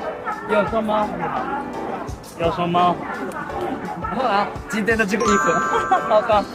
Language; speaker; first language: Chinese; non-native, learner; Japanese